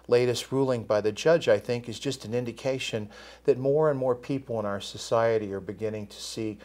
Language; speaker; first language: English; native; English